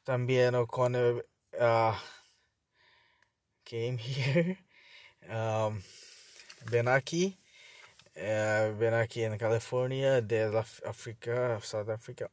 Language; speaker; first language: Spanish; non-native, learner; Bangla